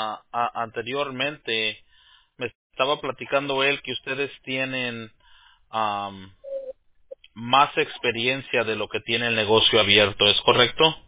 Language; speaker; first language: Spanish; early bilingual, heritage; Spanish